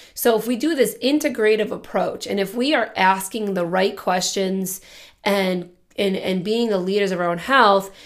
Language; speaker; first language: English; native; English